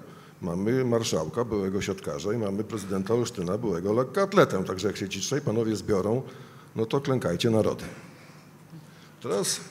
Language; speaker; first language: Polish; native; Polish